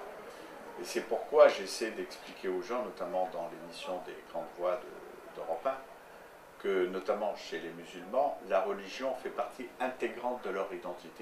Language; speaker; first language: French; native; French